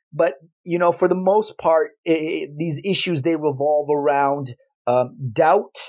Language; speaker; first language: English; native; English